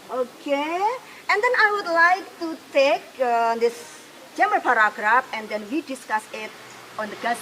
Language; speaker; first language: English; non-native, fluent; Indonesian